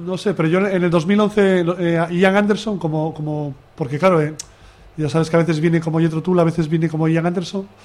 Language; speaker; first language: Spanish; native; Spanish